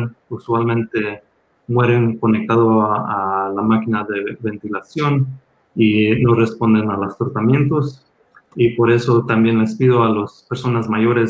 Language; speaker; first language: Spanish; early bilingual, other home language; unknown